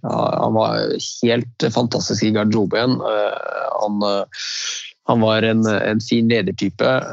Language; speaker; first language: Norwegian; early bilingual, other home language; Riffian